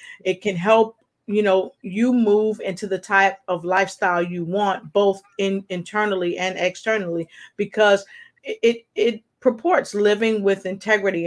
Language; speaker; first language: English; native; English